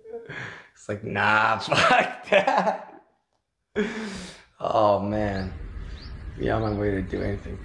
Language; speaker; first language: English; native; English